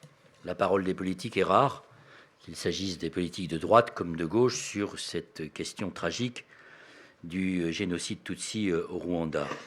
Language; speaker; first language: French; native; French